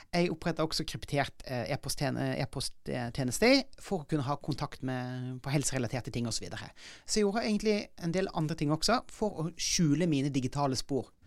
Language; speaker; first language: Norwegian; native; Norwegian